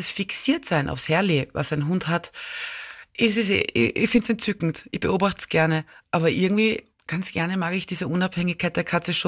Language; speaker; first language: German; native; German